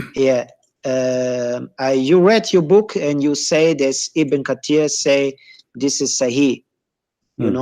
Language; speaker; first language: English; non-native, learner; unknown